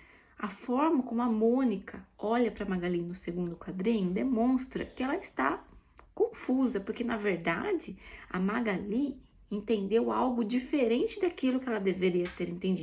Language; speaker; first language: Portuguese; native; Portuguese